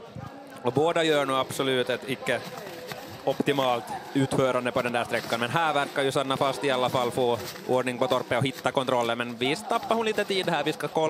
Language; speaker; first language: Swedish; native; Swedish